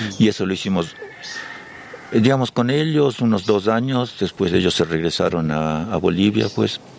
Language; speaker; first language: Spanish; early bilingual, other home language; German